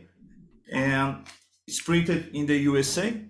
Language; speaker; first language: English; non-native, learner; Portuguese